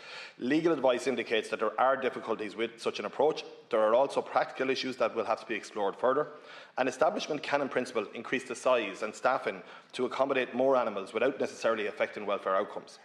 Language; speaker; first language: English; native; English